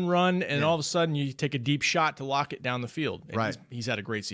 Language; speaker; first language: English; native; English